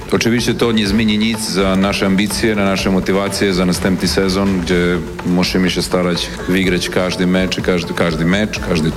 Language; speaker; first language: Polish; non-native, learner; Serbian